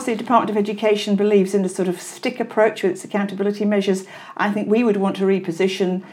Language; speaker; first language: English; native; English